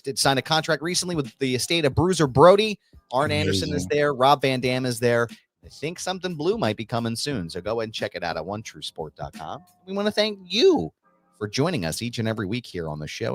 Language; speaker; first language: English; native; English